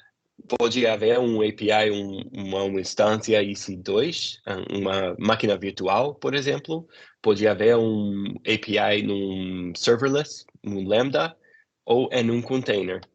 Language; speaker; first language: Portuguese; non-native, fluent; English